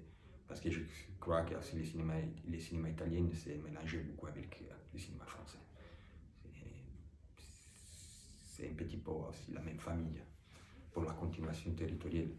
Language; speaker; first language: French; non-native, fluent; Italian